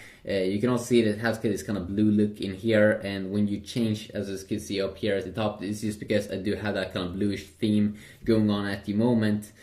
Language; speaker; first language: English; non-native, fluent; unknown